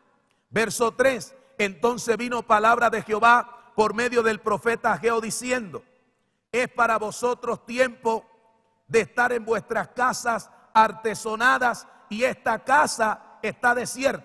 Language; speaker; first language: Spanish; native; Spanish